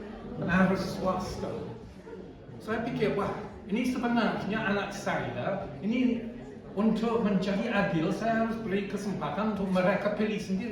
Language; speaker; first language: Indonesian; non-native, fluent; English